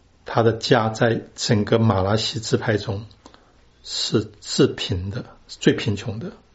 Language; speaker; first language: Chinese; native; Chinese